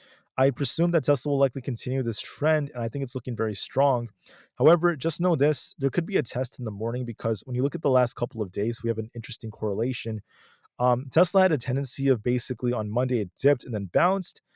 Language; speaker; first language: English; native; English